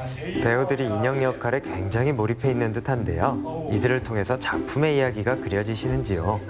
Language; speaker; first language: Korean; native; Korean